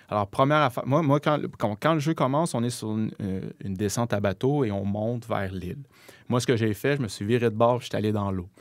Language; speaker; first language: French; native; French